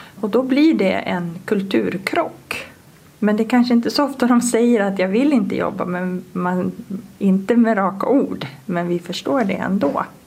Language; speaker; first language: Swedish; native; Swedish